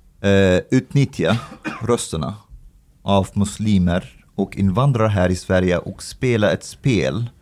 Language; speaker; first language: Swedish; early bilingual, other home language; Arabic